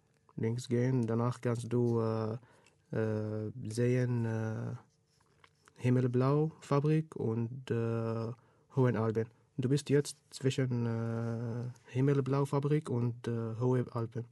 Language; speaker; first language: German; non-native, learner; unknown